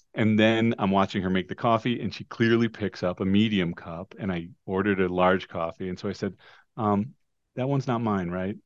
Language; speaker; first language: English; native; English